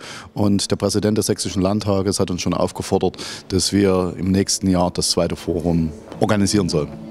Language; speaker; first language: German; native; German